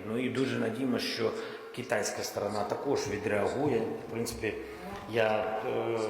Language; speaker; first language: Ukrainian; non-native, local second language; Russian